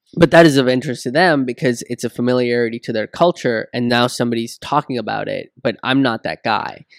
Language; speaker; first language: English; early bilingual, other home language; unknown